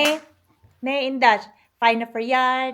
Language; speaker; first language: Dutch; non-native, learner; Filipino